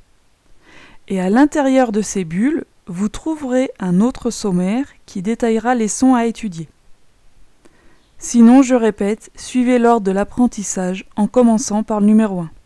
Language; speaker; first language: French; native; French